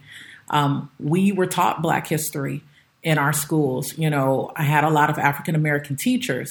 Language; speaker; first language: English; native; English